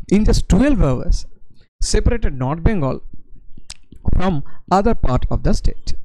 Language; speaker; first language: English; non-native, local second language; Bangla